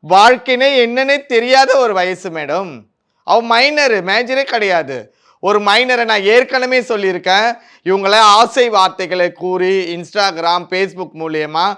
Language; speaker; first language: Tamil; native; Tamil